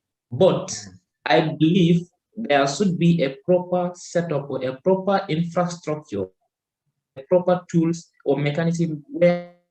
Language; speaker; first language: English; non-native, learner; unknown